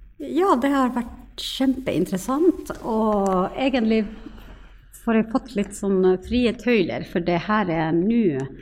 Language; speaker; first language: Norwegian; non-native, fluent; Finnish